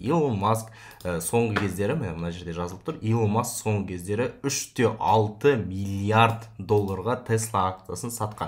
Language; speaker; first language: Kazakh; native; Kazakh